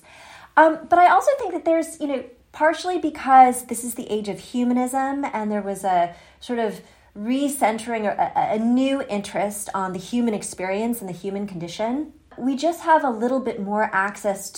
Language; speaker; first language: English; native; English